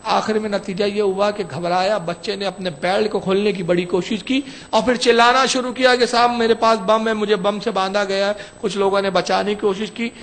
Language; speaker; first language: Urdu; native; Urdu